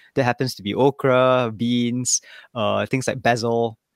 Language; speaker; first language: English; native; English